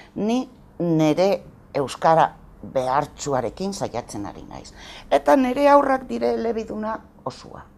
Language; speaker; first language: Basque; non-native, local second language; Spanish